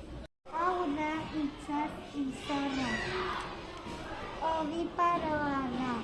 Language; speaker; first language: Basque; non-native, local second language; Spanish